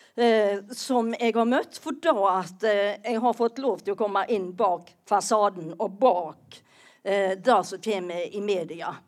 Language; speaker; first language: Norwegian; native; Norwegian